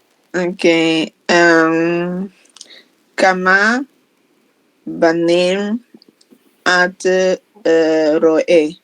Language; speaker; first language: Hebrew; non-native, learner; English